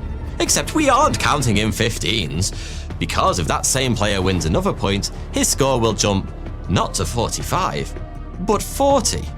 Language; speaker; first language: English; native; English